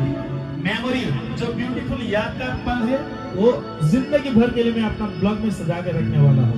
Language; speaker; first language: Hindi; non-native, local second language; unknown